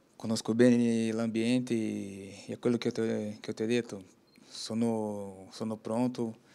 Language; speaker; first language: Italian; non-native, learner; Portuguese